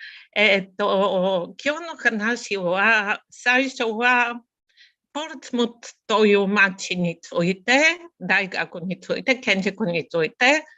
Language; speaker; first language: Japanese; non-native, learner; Bulgarian